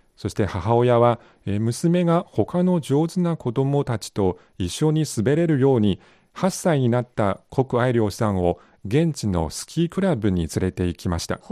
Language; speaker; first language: Japanese; non-native, fluent; Chinese